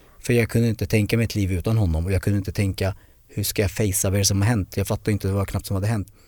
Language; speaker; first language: Swedish; early bilingual, other home language; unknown